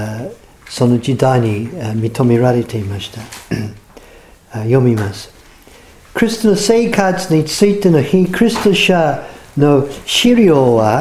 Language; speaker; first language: Japanese; non-native, fluent; English